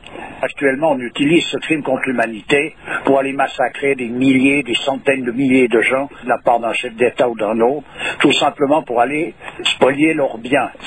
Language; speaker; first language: French; native; French